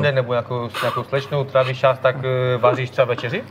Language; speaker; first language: Czech; native; Czech